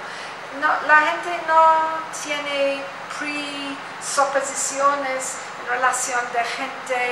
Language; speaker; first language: Spanish; non-native, learner; English